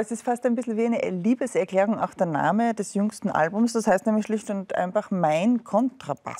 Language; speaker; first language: German; native; German